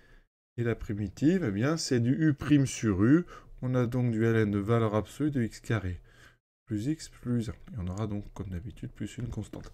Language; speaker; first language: French; native; French